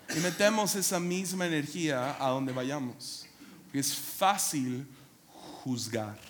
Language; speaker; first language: Spanish; non-native, fluent; English